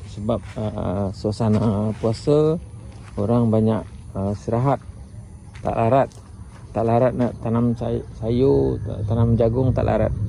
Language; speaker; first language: Malay; native; Malay